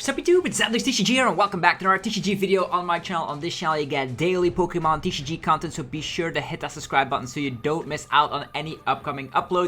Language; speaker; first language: English; non-native, fluent; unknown